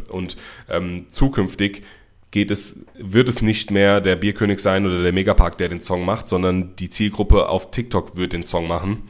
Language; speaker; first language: German; native; German